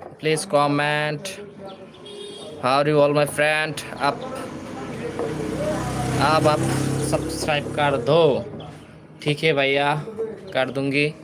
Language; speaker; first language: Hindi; non-native, learner; Bangla